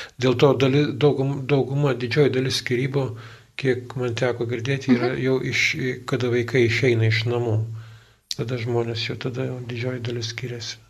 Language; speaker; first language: Lithuanian; native; Lithuanian